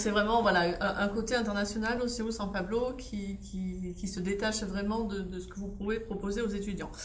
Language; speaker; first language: French; native; French